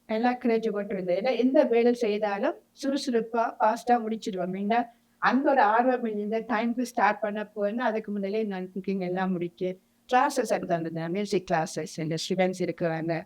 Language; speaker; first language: Tamil; native; Tamil